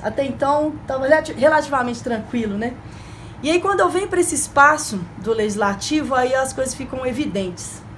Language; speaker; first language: Portuguese; native; Portuguese